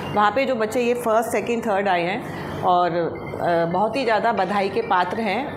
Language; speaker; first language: Hindi; native; Hindi